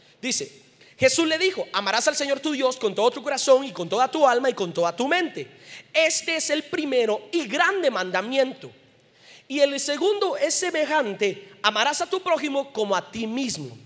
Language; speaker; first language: Spanish; native; Spanish